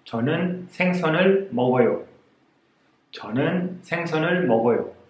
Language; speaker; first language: Korean; non-native, fluent; Spanish